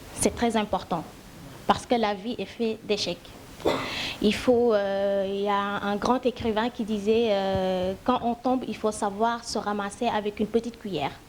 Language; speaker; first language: French; non-native, local second language; Wolof